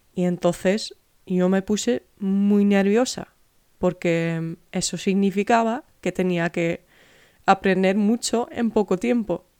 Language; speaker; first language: Spanish; non-native, fluent; Dutch